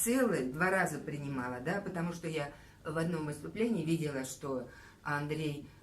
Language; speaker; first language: Russian; native; Russian